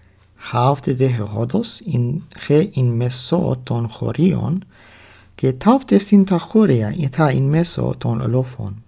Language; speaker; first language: Greek; non-native, learner; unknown